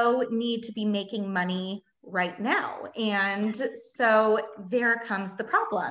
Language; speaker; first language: English; native; English